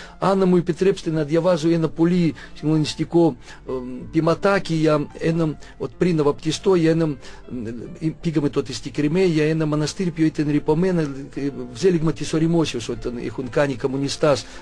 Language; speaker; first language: Greek; non-native, fluent; Russian